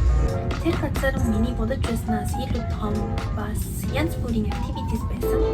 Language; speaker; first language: Mongolian; early bilingual, heritage; Mongolian